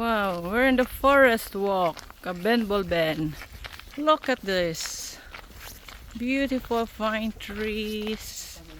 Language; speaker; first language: English; non-native, local second language; Filipino